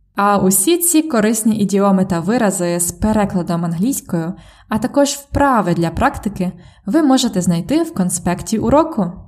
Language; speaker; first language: Ukrainian; native; Ukrainian